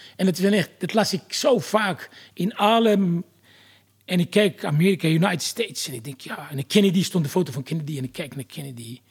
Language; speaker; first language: Dutch; non-native, fluent; Arabic